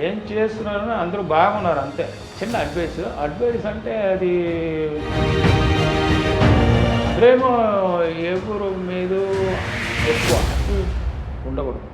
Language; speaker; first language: Telugu; non-native, local second language; Tamil